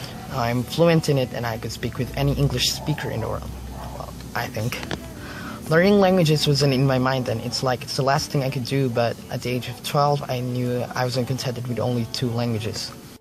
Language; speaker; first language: English; non-native, local second language; Filipino